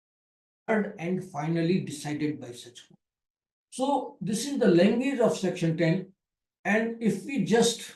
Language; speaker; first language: English; non-native, local second language; Hindi